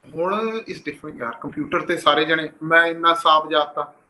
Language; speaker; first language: Punjabi; early bilingual, heritage; Punjabi